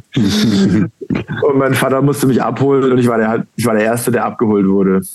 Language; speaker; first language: German; native; German